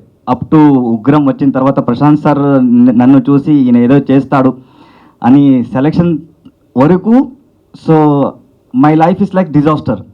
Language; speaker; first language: Telugu; non-native, learner; Kannada